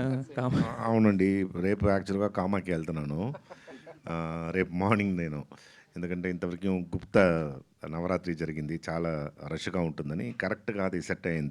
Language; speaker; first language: Telugu; non-native, fluent; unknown